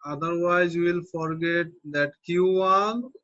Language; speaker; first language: English; non-native, local second language; Bangla